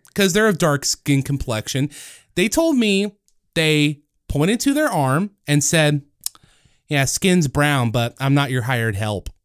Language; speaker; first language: English; early bilingual, other home language; Spanish